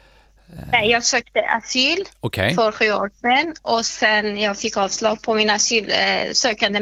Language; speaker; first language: Swedish; non-native, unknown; Persian